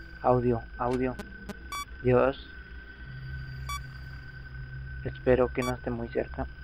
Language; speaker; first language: Spanish; native; Spanish